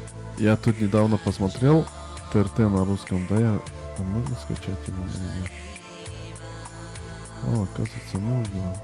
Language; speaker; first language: Russian; non-native, local second language; Tajik